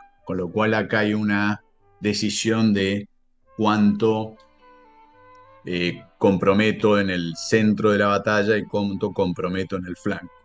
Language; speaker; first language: Spanish; native; Spanish